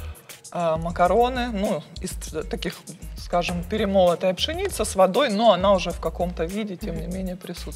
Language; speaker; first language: Russian; native; Russian